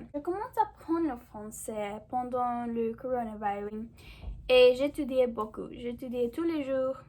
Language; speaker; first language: French; non-native, learner; English